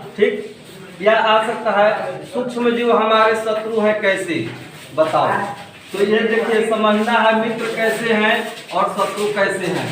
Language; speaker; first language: Hindi; native; Hindi